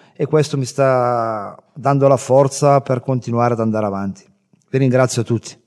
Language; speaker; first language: Italian; native; Italian